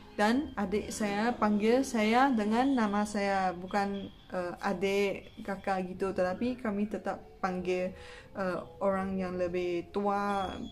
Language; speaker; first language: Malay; non-native, local second language; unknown